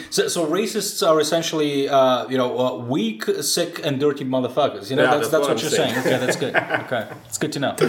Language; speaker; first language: English; non-native, fluent; German